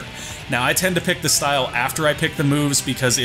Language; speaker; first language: English; native; English